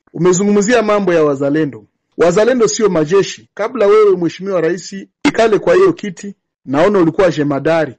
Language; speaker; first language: Swahili; native; Swahili